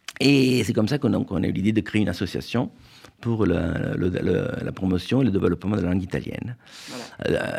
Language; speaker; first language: French; non-native, fluent; Italian